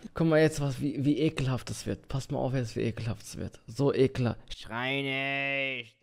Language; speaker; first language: German; early bilingual, other home language; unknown